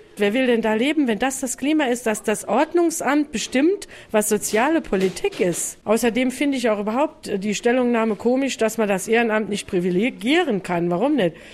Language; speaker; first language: German; native; German